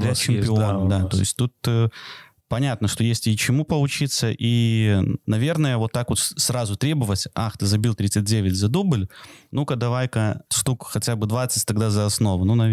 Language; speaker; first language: Russian; native; Russian